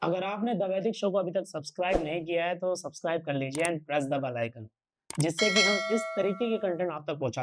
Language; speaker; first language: Hindi; native; Hindi